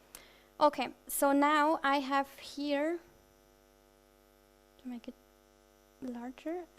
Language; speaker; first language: English; non-native, fluent; German